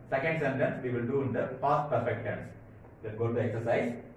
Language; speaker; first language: English; non-native, local second language; Tamil